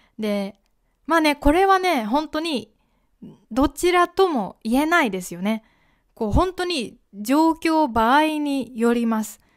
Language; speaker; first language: Japanese; native; Japanese